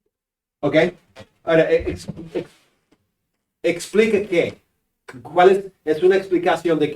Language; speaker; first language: Spanish; non-native, fluent; English